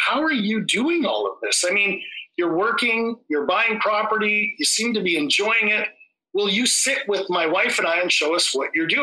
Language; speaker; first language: English; native; English